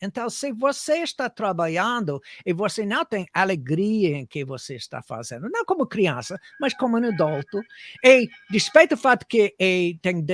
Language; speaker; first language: Portuguese; non-native, fluent; English